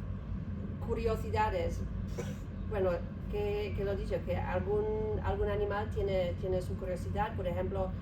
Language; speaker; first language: Spanish; non-native, learner; Polish